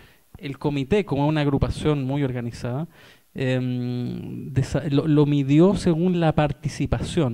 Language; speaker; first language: Spanish; native; Spanish